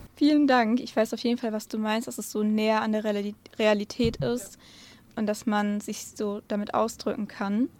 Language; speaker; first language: German; native; German